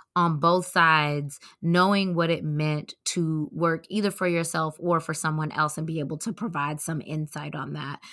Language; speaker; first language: English; native; English